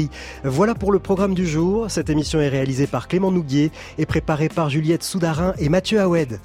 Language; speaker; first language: French; native; French